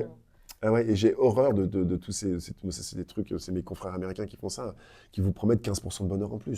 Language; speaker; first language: French; native; French